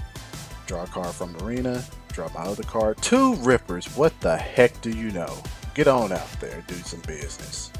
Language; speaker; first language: English; native; English